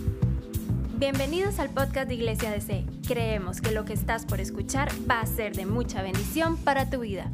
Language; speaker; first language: Spanish; native; Spanish